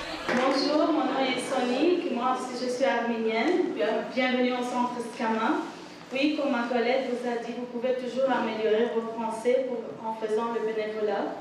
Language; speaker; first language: French; non-native, fluent; Armenian